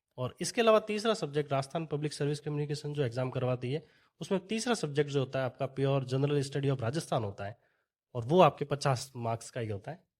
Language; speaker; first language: Hindi; native; Hindi